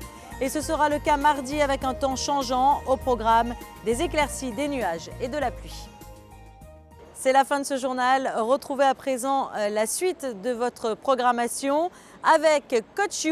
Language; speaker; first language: French; native; French